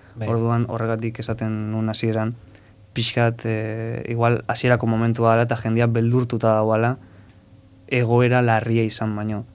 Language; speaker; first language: Basque; native; Basque